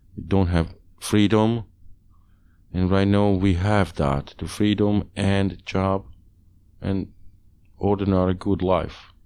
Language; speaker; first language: English; non-native, learner; Hungarian